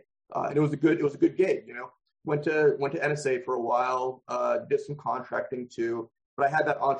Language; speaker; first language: English; native; English